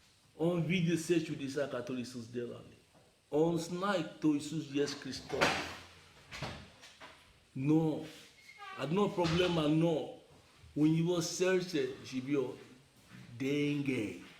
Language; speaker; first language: Russian; non-native, learner; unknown